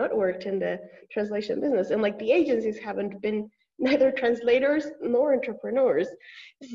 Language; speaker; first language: English; non-native, fluent; Spanish